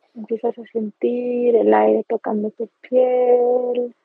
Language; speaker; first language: Spanish; native; Spanish